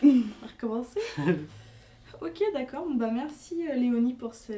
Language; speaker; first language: French; native; French